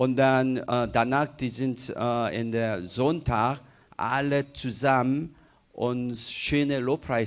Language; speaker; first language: German; non-native, fluent; Korean